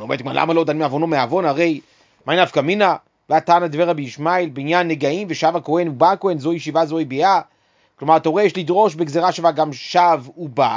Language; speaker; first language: Hebrew; native; Hebrew